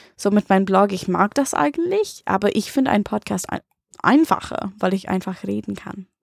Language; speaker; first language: German; non-native, learner; English